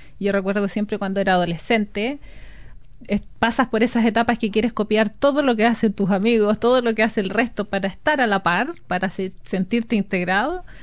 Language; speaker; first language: Spanish; native; Spanish